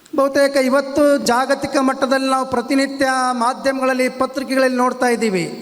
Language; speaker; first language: Kannada; native; Kannada